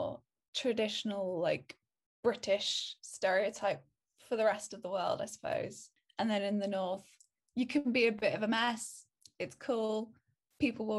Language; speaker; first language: English; native; English